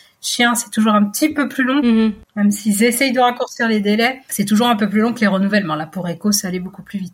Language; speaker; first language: French; native; French